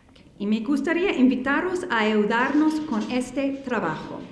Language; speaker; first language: Spanish; non-native, fluent; English